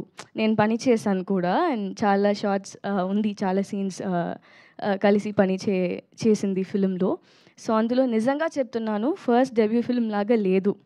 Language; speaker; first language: Telugu; non-native, learner; Tamil